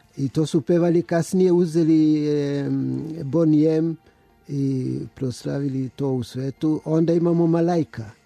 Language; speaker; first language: Serbian; early bilingual, other home language; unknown